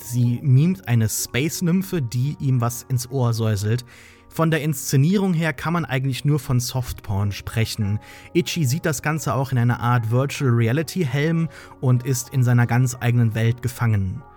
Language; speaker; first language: German; native; German